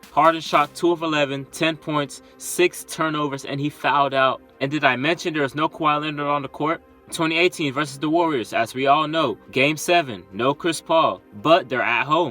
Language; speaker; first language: English; native; English